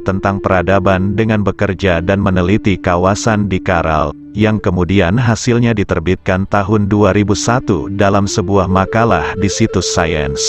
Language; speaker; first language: Indonesian; native; Indonesian